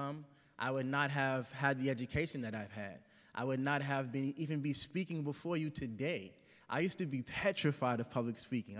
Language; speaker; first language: English; native; English